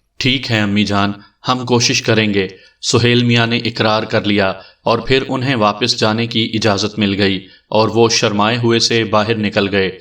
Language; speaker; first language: Urdu; native; Urdu